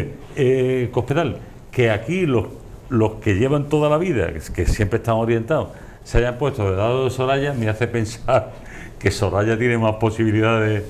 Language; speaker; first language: Spanish; native; Spanish